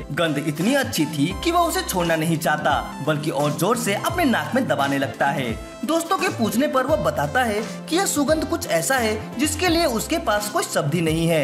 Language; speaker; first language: Hindi; native; Hindi